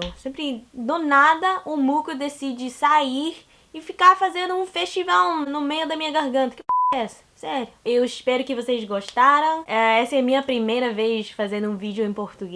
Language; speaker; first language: Portuguese; non-native, learner; English